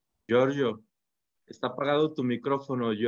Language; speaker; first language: Spanish; native; Spanish